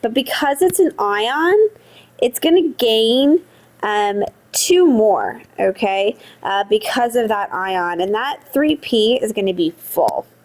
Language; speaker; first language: English; native; English